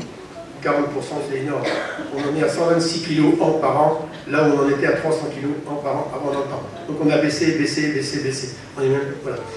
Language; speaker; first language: French; native; French